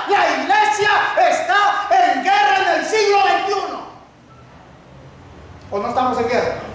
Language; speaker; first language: Spanish; native; Spanish